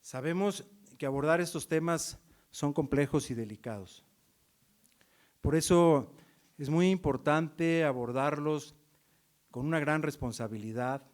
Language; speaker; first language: Spanish; native; Spanish